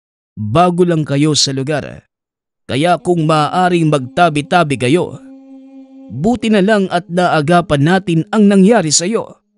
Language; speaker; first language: Filipino; native; Filipino